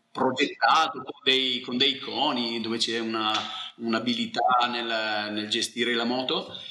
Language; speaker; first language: Italian; native; Italian